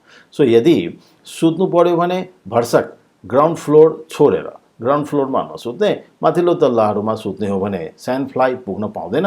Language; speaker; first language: Nepali; native; Nepali